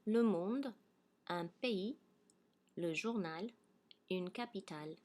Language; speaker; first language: French; non-native, fluent; English